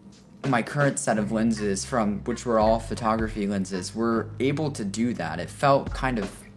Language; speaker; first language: English; native; English